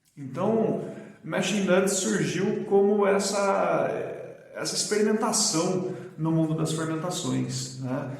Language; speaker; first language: Portuguese; native; Portuguese